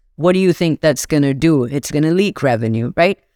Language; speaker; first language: English; non-native, local second language; Urdu